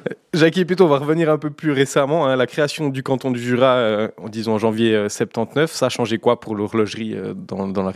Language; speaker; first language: French; native; French